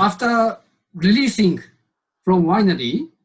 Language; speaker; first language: English; non-native, learner; Japanese